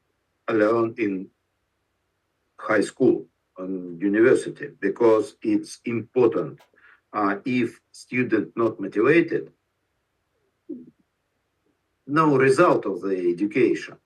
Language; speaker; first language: English; non-native, learner; Russian